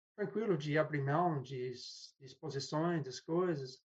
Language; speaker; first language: Portuguese; non-native, fluent; English